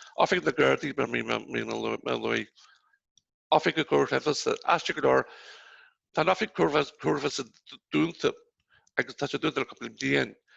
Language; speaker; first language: Irish; native; Irish